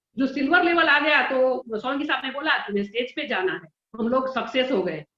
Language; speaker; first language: Hindi; non-native, local second language; Gujarati